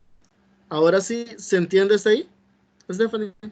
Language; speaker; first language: Spanish; native; Spanish